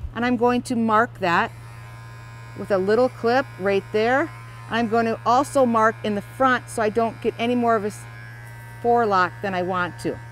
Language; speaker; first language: English; native; English